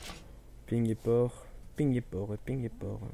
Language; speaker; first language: French; native; French